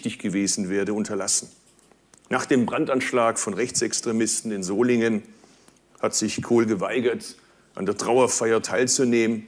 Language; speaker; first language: German; early bilingual, other home language; Turkish